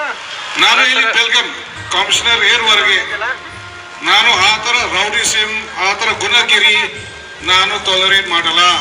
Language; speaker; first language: Kannada; non-native, local second language; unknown